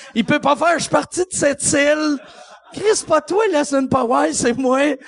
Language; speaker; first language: French; native; French